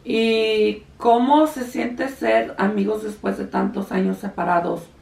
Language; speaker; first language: Spanish; early bilingual, heritage; Spanish